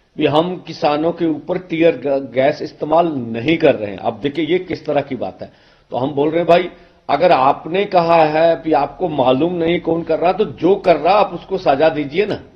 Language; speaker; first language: Hindi; non-native, local second language; Punjabi